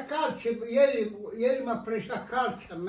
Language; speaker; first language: Italian; native; Italian